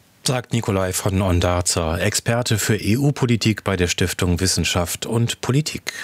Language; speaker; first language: German; native; German